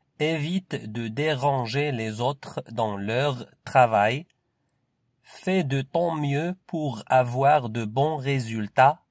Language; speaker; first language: French; non-native, local second language; Arabic